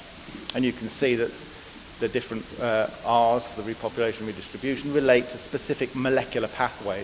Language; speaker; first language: English; native; English